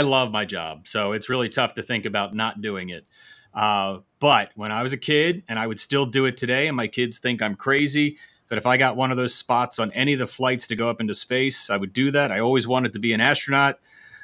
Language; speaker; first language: English; native; English